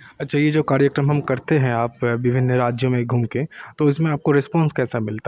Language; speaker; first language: Hindi; non-native, local second language; Bangla